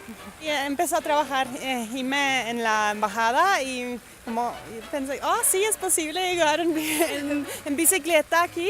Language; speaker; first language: Spanish; non-native, fluent; Norwegian